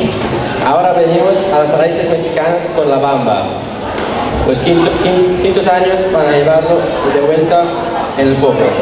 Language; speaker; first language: Spanish; non-native, learner; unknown